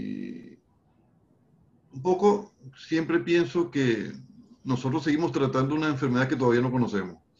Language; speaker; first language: Spanish; native; Spanish